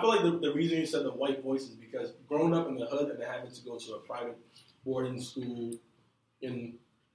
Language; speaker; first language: English; non-native, local second language; Akan